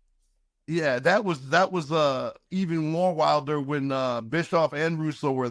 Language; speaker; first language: English; native; English